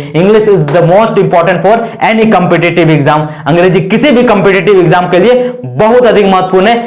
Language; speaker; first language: Hindi; native; Hindi